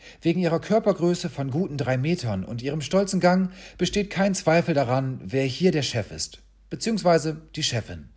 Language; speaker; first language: German; native; German